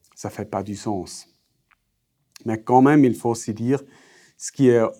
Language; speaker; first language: French; non-native, fluent; German